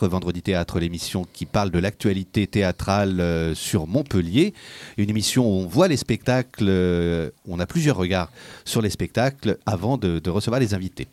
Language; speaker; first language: French; native; French